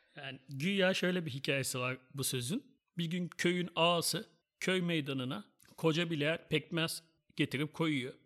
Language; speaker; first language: Turkish; native; Turkish